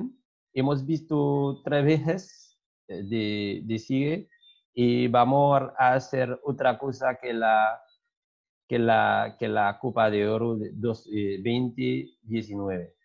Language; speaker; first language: Spanish; non-native, learner; French